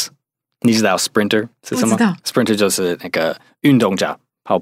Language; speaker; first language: Chinese; non-native, fluent; English